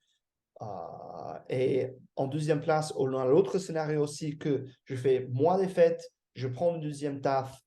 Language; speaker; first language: French; non-native, fluent; English